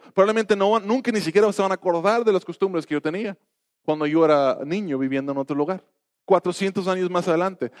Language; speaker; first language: Spanish; non-native, fluent; English